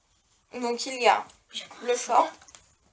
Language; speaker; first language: French; native; French